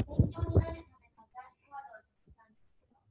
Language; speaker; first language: Japanese; non-native, learner; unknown